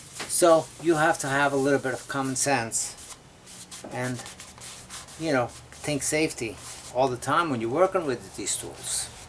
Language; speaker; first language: English; native; English